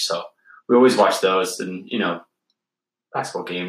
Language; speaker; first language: English; native; English